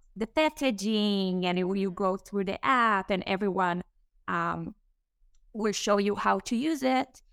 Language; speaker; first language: English; non-native, fluent; Hebrew